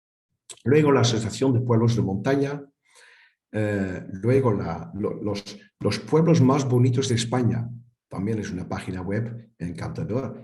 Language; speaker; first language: Spanish; non-native, fluent; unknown